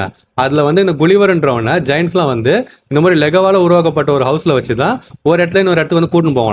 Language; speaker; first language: Tamil; native; Tamil